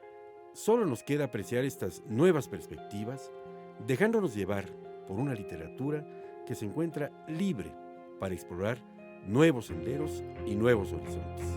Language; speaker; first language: Spanish; native; Spanish